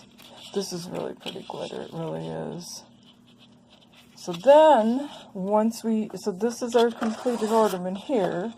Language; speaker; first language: English; native; English